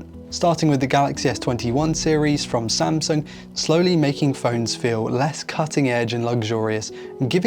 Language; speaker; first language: English; native; English